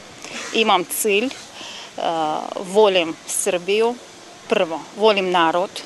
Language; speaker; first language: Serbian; non-native, learner; Russian